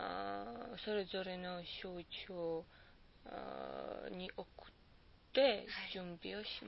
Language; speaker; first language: Japanese; non-native, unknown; Georgian